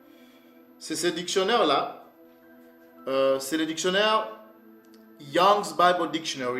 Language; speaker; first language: French; non-native, local second language; Kongo